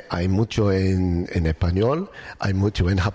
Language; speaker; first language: Spanish; non-native, learner; English